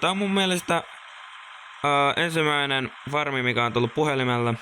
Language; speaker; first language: Finnish; native; Finnish